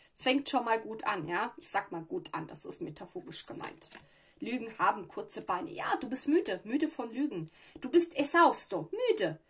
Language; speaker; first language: German; non-native, fluent; Italian